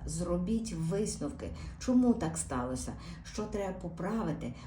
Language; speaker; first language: Ukrainian; native; Ukrainian